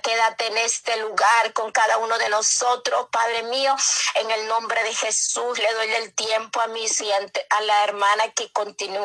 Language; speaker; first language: Spanish; native; Spanish